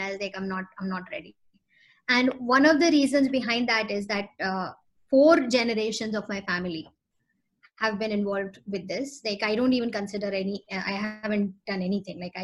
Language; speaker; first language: English; non-native, local second language; Hindi